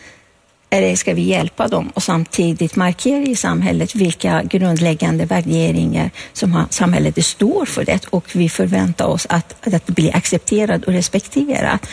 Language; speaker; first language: Swedish; non-native, fluent; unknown